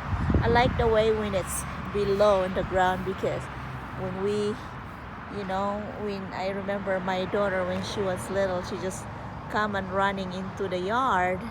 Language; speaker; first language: English; non-native, fluent; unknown